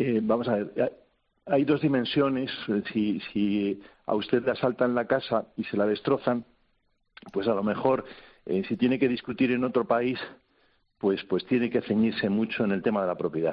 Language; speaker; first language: Spanish; native; Spanish